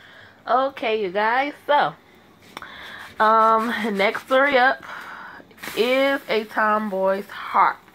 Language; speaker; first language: English; native; English